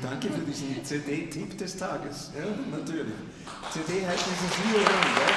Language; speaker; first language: German; native; German